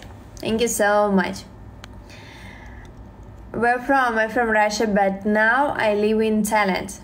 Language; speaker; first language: English; non-native, learner; Russian